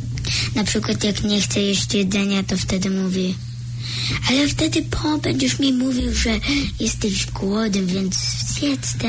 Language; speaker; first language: Polish; early bilingual, heritage; Polish